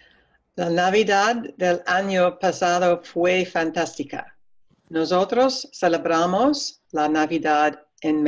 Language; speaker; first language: Spanish; non-native, learner; English